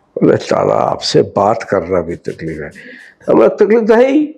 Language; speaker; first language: Hindi; non-native, local second language; Bangla